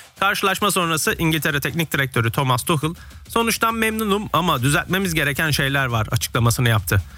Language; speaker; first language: Turkish; early bilingual, heritage; Turkish